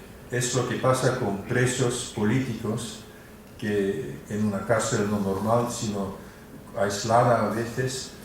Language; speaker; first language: Spanish; non-native, fluent; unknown